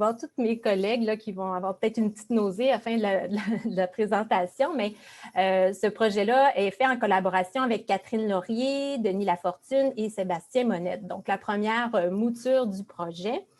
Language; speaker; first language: French; native; French